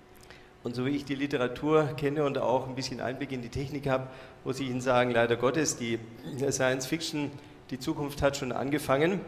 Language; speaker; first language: German; native; German